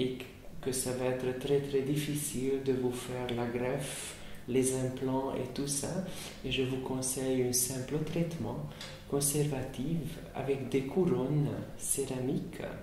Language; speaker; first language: French; non-native, fluent; Hungarian